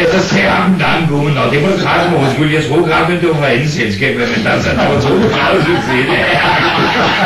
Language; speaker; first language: Danish; native; Danish